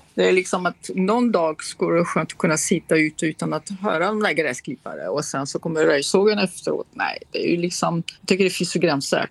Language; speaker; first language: Swedish; non-native, fluent; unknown